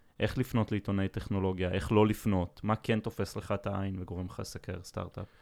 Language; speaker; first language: Hebrew; native; Hebrew